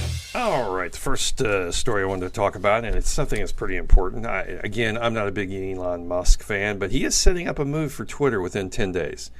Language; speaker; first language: English; native; English